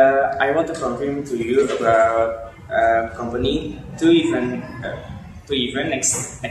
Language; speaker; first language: English; non-native, learner; Indonesian